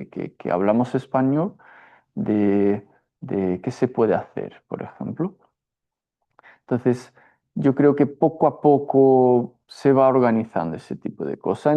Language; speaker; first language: Spanish; non-native, fluent; Portuguese